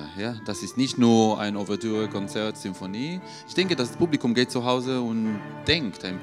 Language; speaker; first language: German; non-native, fluent; Hebrew